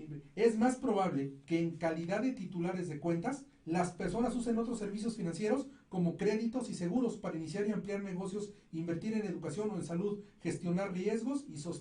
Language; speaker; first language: Spanish; native; Spanish